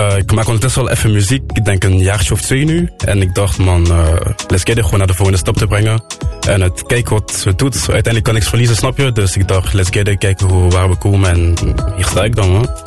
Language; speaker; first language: Dutch; non-native, local second language; French